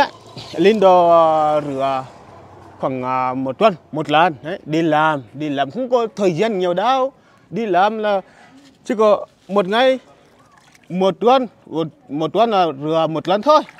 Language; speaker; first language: Vietnamese; non-native, learner; Portuguese